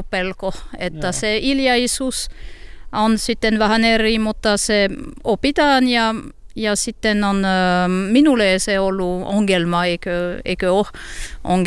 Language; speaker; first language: Finnish; non-native, learner; French